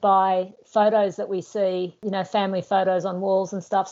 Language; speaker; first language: English; native; English